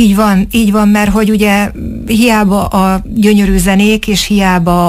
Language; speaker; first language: Hungarian; native; Hungarian